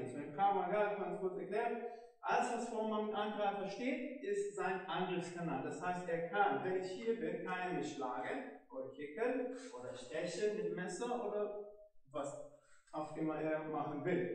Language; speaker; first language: German; non-native, fluent; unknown